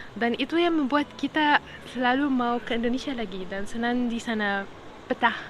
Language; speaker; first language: Indonesian; non-native, fluent; Arabic